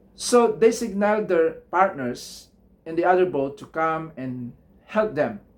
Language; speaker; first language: English; non-native, local second language; Filipino